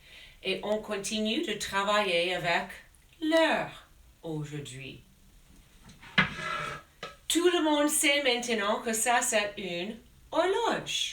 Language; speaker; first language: French; non-native, fluent; English